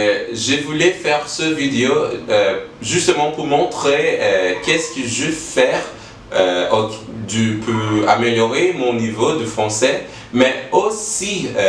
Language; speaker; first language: French; non-native, learner; English